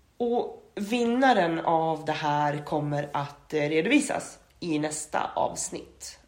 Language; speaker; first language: Swedish; native; Swedish